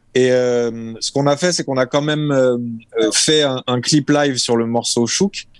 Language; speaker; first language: French; native; French